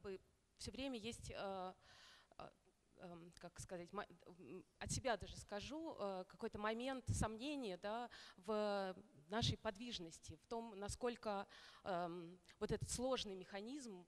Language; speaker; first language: Russian; native; Russian